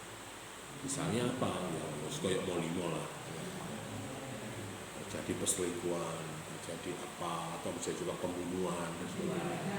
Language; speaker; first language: Indonesian; non-native, local second language; Javanese